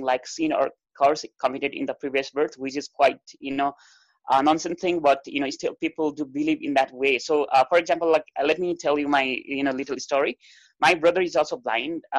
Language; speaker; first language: English; non-native, local second language; Nepali